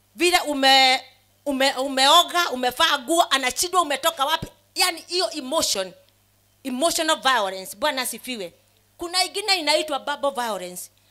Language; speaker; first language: Swahili; non-native, local second language; Kikuyu